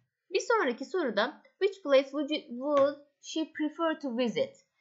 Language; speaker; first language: English; non-native, fluent; Turkish